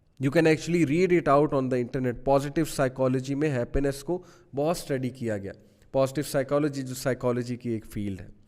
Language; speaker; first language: Urdu; native; Urdu